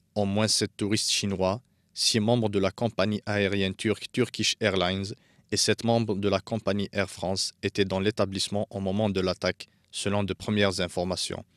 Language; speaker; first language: French; non-native, local second language; Arabic